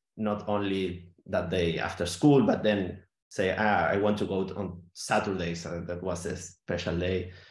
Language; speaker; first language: English; non-native, fluent; Spanish